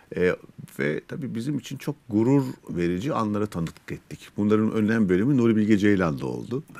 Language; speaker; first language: Turkish; native; Turkish